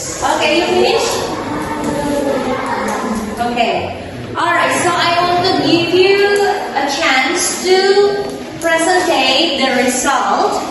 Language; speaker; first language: English; non-native, fluent; Indonesian